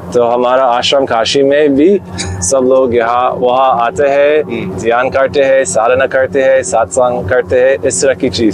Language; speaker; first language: Hindi; non-native, learner; English